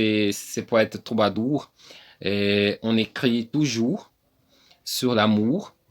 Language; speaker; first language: French; non-native, learner; Portuguese